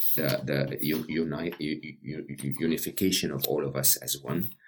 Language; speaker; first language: English; non-native, fluent; Arabic